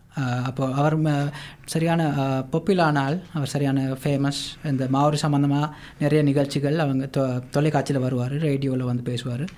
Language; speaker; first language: Tamil; non-native, local second language; Sinhala